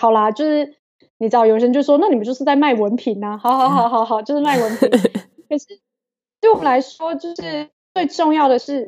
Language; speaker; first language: Chinese; native; Chinese